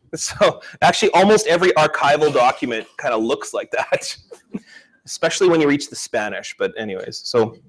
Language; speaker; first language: English; native; English